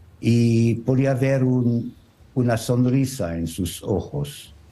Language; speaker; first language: Spanish; non-native, learner; French